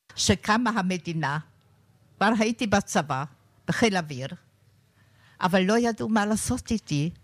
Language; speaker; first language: Hebrew; non-native, fluent; German